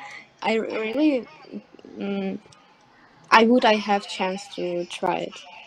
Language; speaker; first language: English; non-native, fluent; Russian